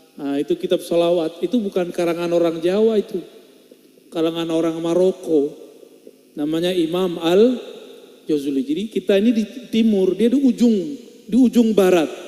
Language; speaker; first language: Indonesian; non-native, local second language; Minangkabau